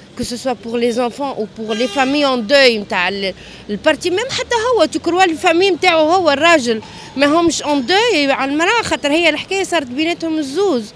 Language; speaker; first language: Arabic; native; Arabic